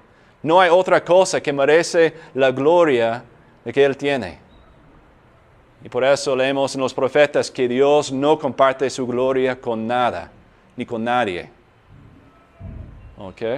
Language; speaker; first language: Spanish; non-native, fluent; English